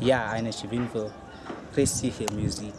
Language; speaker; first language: German; non-native, learner; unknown